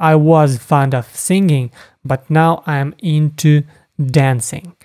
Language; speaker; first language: English; non-native, fluent; Ukrainian